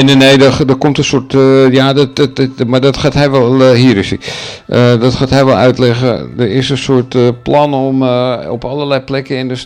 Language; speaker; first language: Dutch; native; Dutch